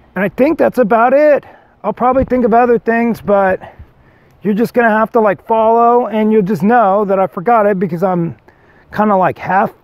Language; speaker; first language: English; native; English